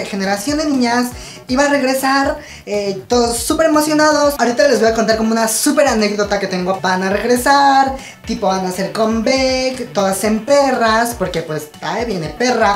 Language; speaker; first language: Spanish; native; Spanish